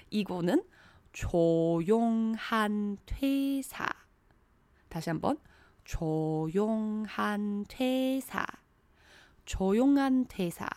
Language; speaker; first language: Korean; non-native, fluent; Chinese